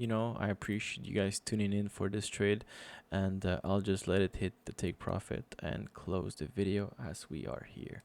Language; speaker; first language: English; non-native, fluent; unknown